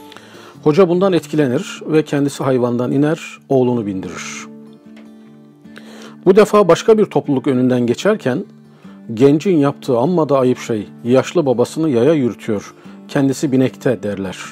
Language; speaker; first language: Turkish; native; Turkish